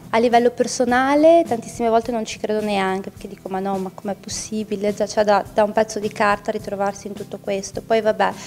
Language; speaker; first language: Italian; early bilingual, other home language; Arabic